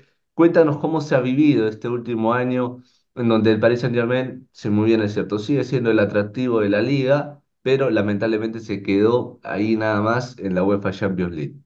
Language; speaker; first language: Spanish; native; Spanish